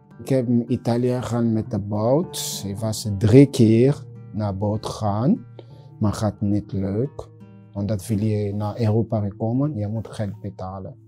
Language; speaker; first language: Dutch; non-native, learner; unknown